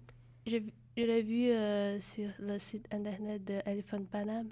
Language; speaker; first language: French; non-native, fluent; Chinese